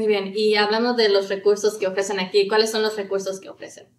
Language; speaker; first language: Spanish; early bilingual, heritage; Spanish